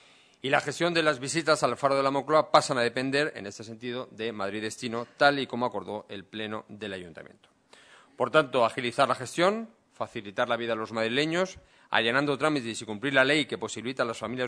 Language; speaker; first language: Spanish; native; Spanish